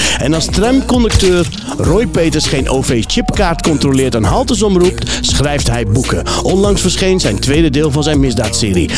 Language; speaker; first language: Dutch; early bilingual, other home language; Riffian